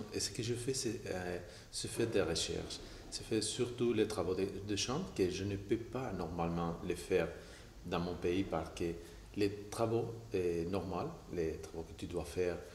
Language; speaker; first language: French; non-native, fluent; Spanish